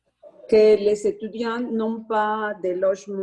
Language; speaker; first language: French; non-native, learner; Spanish